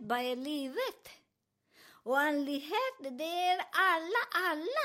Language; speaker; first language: Swedish; non-native, learner; Spanish